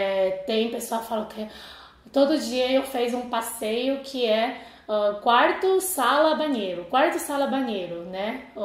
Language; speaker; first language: Portuguese; non-native, fluent; Chinese